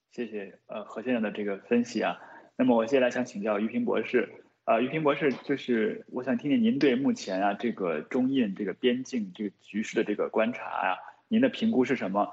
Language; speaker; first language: Chinese; native; Chinese